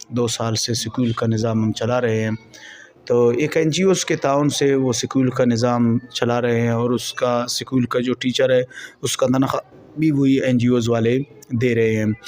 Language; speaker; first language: Urdu; non-native, local second language; Baluchi